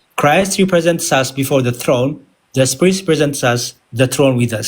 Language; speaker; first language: English; non-native, local second language; Amharic